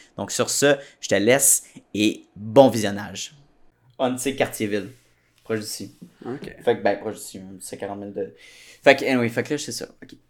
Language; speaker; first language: French; native; French